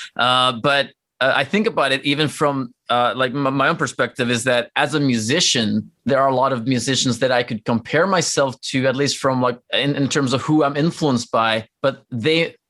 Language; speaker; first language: English; non-native, fluent; Norwegian